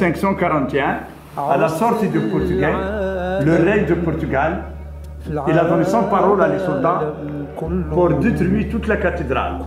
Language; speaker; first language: French; non-native, local second language; Arabic